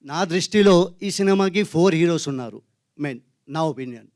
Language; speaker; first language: Telugu; non-native, local second language; Hindi